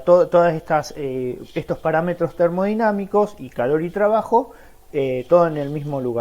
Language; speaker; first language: Spanish; native; Spanish